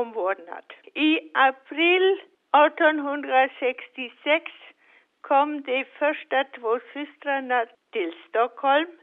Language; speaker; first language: Swedish; non-native, fluent; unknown